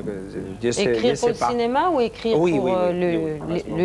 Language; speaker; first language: French; native; French